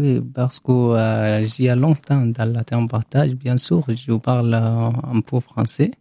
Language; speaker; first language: French; non-native, learner; Arabic